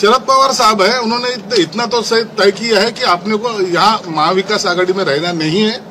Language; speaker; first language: Hindi; non-native, local second language; Marathi